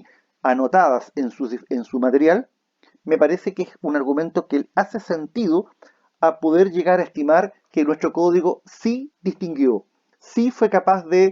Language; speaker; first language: Spanish; native; Spanish